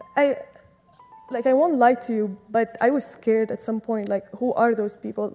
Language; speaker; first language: English; non-native, fluent; Arabic